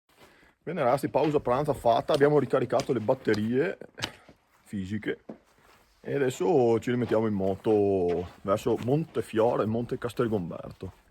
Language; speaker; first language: Italian; native; Italian